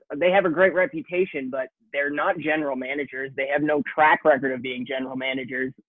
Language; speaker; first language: English; native; English